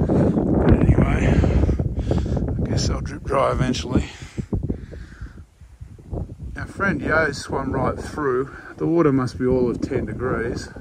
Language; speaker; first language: English; native; English